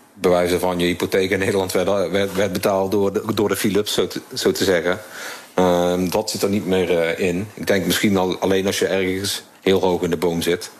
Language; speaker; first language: Dutch; native; Dutch